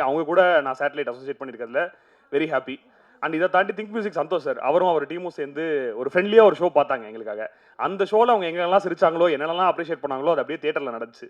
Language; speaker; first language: Tamil; native; Tamil